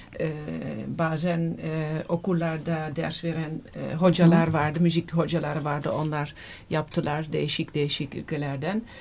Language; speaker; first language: Turkish; non-native, fluent; Dutch